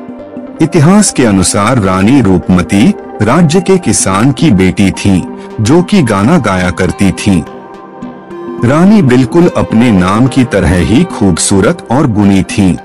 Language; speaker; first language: Hindi; native; Hindi